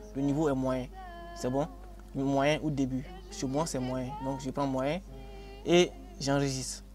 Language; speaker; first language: French; non-native, local second language; Akan